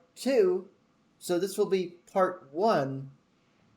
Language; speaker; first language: English; native; English